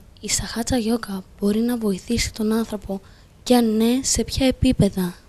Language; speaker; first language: Greek; native; Greek